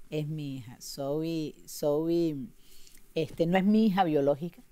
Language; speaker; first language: Spanish; native; Spanish